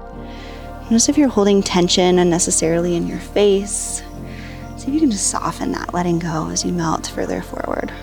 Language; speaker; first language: English; native; English